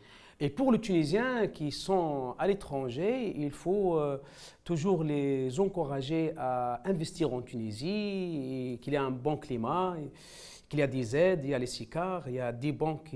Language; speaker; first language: French; non-native, local second language; Arabic